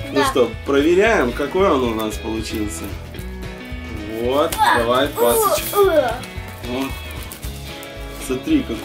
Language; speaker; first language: Russian; native; Russian